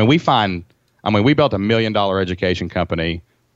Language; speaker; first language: English; native; English